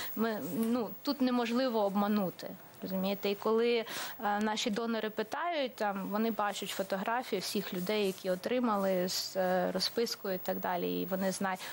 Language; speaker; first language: Ukrainian; native; Ukrainian